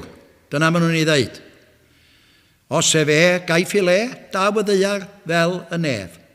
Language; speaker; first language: Welsh; native; Welsh